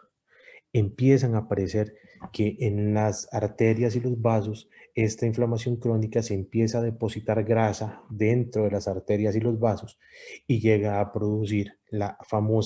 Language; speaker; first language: Spanish; native; Spanish